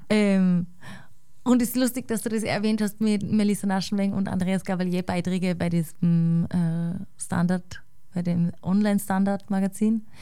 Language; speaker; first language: German; native; German